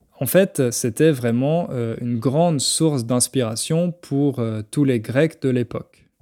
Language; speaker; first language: French; native; French